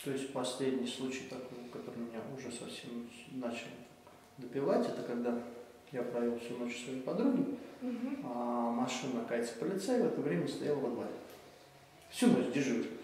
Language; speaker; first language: Russian; native; Russian